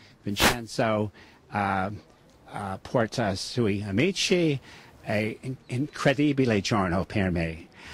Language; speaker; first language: Italian; early bilingual, heritage; English